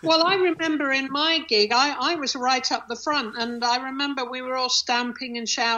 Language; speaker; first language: English; native; English